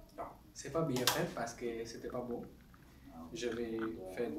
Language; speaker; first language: French; non-native, learner; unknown